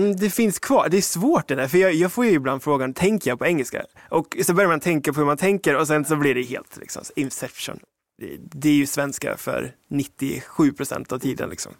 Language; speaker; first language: Swedish; early bilingual, other home language; English